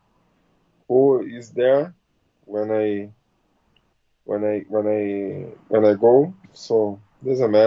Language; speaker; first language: English; non-native, learner; Portuguese